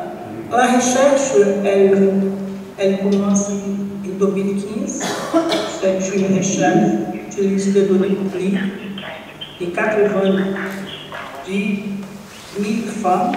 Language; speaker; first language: French; non-native, learner; Portuguese